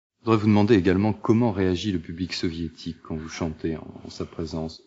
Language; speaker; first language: French; native; French